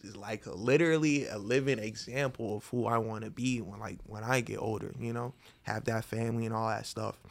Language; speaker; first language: English; native; English